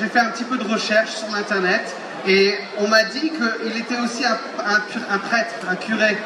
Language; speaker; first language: French; native; French